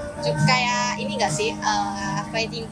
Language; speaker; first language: Indonesian; non-native, learner; Thai